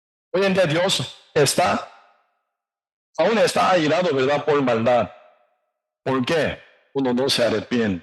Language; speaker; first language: Spanish; non-native, learner; Korean